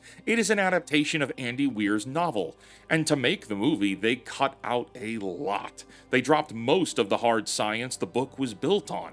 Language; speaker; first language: English; native; English